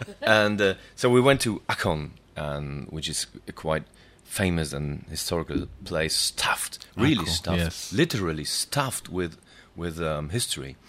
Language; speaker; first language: English; non-native, fluent; German